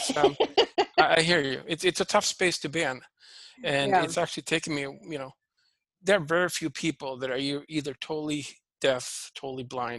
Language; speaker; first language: English; non-native, fluent; Swedish